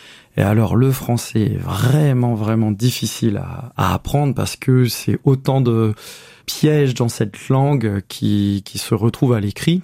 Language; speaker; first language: French; native; French